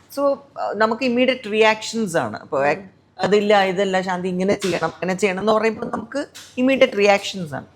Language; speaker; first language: Malayalam; non-native, local second language; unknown